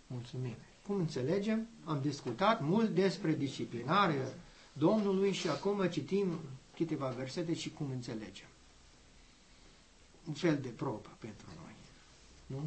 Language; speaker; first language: Romanian; non-native, learner; English